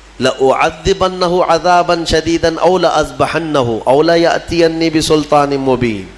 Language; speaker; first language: Urdu; native; Urdu